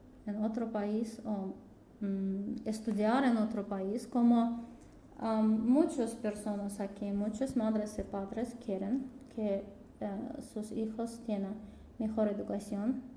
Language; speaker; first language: Spanish; non-native, learner; Russian